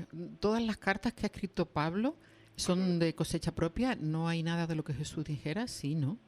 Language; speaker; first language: Spanish; native; Spanish